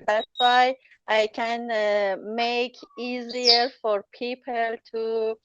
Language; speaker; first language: English; non-native, learner; Persian